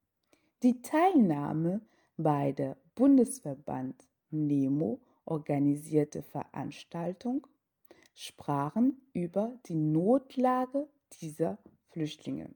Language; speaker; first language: German; non-native, fluent; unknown